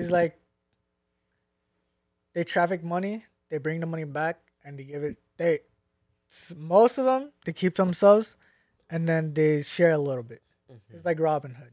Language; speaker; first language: English; native; English